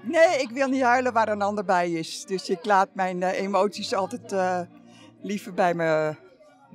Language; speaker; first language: Dutch; native; Dutch